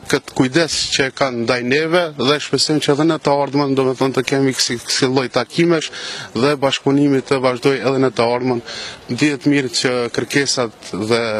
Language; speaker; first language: Albanian; native; Albanian